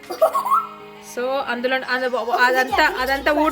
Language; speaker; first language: Telugu; native; Telugu